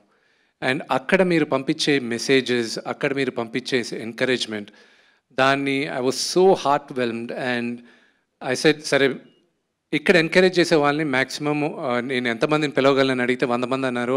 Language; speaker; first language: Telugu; native; Telugu